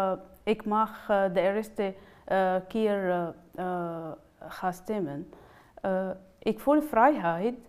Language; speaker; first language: Dutch; non-native, learner; Arabic